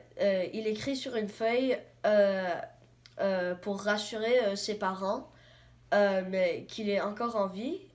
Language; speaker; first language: French; non-native, learner; English